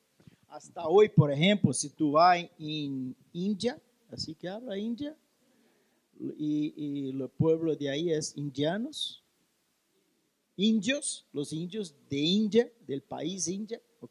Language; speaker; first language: Spanish; non-native, learner; Portuguese